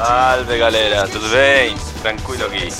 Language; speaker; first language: Portuguese; non-native, fluent; Spanish